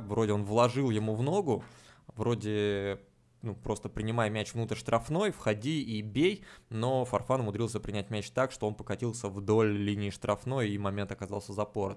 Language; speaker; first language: Russian; native; Russian